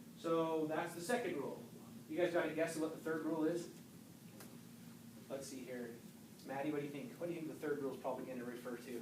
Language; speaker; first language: English; native; English